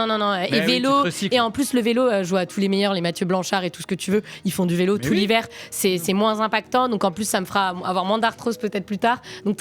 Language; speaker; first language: French; native; French